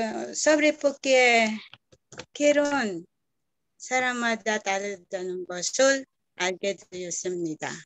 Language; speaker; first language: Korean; non-native, learner; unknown